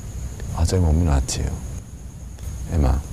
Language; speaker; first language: Vietnamese; non-native, learner; English